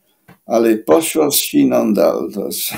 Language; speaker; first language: Polish; non-native, fluent; English